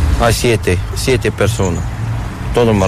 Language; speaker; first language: Spanish; non-native, learner; Arabic